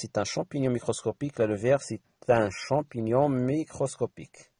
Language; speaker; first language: French; non-native, local second language; Arabic